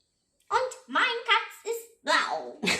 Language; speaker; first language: German; non-native, learner; Vietnamese